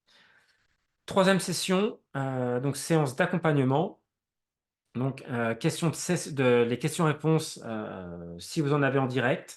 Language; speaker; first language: French; native; French